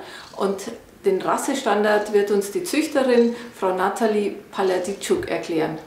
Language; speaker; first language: German; native; German